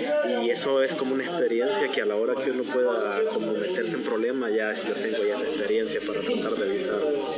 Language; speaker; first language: Spanish; native; Spanish